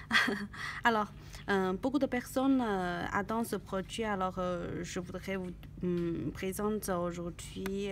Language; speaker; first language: French; non-native, learner; Chinese